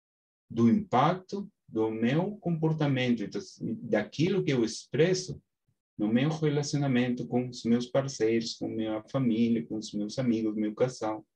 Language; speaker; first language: Portuguese; non-native, fluent; Spanish